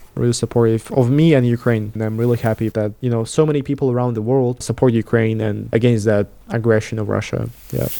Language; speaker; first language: English; non-native, fluent; Russian